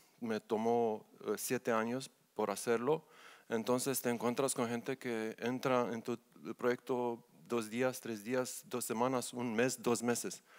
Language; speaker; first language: Spanish; non-native, learner; Romanian